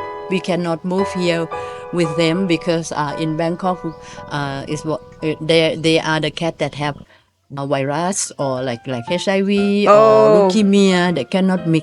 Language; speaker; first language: English; non-native, local second language; Thai